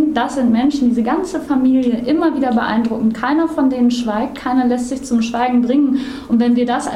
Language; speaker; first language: German; native; German